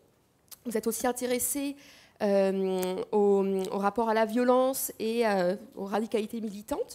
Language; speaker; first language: French; native; French